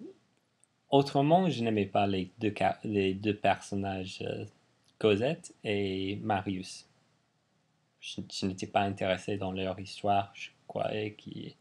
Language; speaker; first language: French; non-native, fluent; English